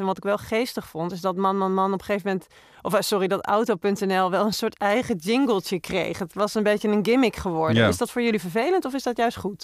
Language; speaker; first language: Dutch; native; Dutch